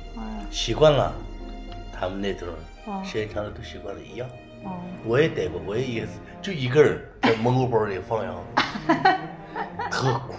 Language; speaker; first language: Chinese; native; Chinese